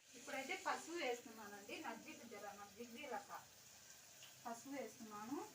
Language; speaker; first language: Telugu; non-native, local second language; Urdu